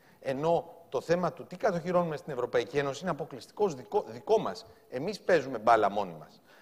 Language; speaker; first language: Greek; native; Greek